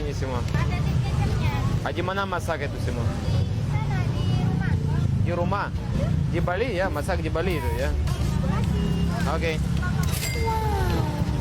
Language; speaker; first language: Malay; non-native, learner; English